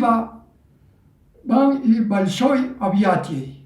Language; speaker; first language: Russian; non-native, fluent; Spanish